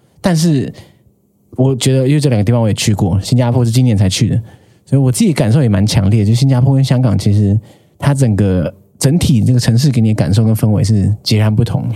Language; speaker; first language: Chinese; native; Chinese